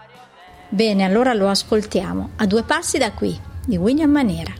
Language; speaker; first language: Italian; native; Italian